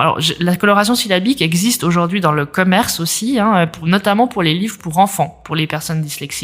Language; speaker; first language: French; native; French